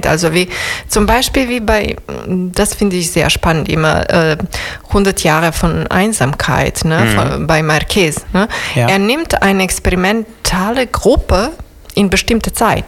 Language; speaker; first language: German; non-native, fluent; Serbian